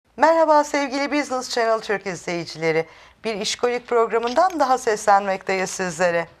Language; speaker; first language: Turkish; native; Turkish